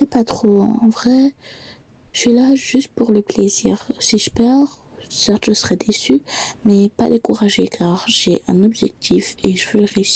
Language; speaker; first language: French; native; French